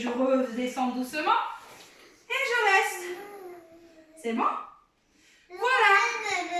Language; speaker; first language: French; native; French